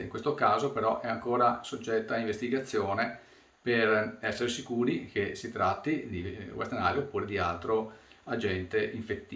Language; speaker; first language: Italian; native; Italian